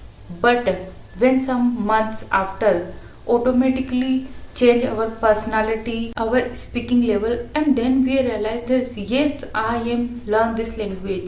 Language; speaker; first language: English; non-native, learner; Hindi